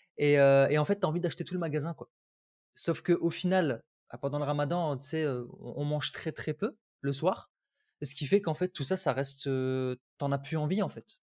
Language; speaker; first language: French; early bilingual, other home language; Arabic